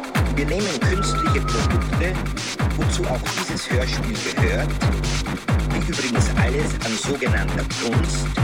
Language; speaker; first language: German; native; German